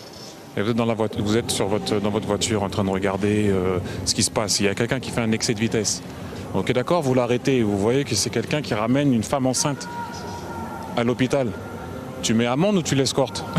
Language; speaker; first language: French; native; French